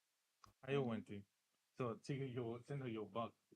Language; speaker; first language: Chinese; non-native, fluent; English